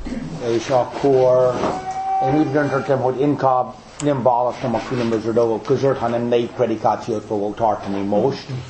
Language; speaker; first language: Hungarian; non-native, fluent; English